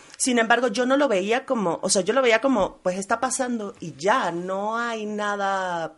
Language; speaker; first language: Spanish; native; Spanish